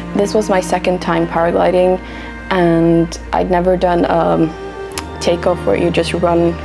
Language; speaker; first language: English; non-native, fluent; Swedish